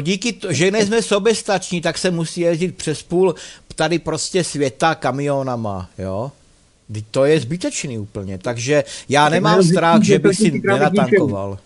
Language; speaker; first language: Czech; native; Czech